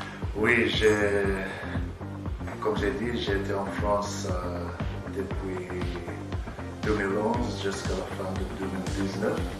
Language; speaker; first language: French; non-native, learner; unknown